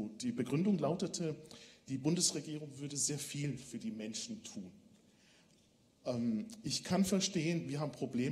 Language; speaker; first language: German; non-native, fluent; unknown